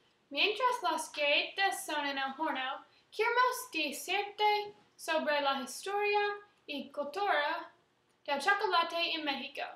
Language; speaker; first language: Spanish; non-native, learner; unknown